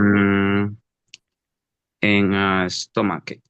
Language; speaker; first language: English; non-native, learner; Spanish